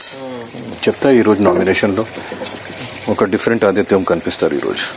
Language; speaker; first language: Telugu; non-native, fluent; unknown